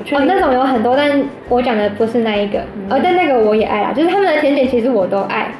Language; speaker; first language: Chinese; native; Chinese